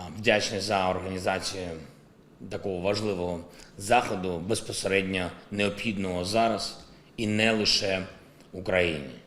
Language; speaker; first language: Ukrainian; non-native, local second language; Russian